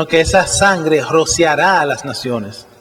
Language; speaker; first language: Spanish; native; Spanish